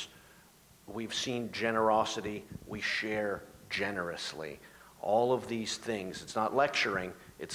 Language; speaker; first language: English; native; English